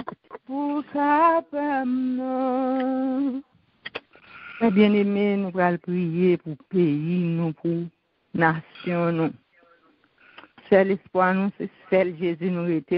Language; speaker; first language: French; non-native, local second language; Haitian Creole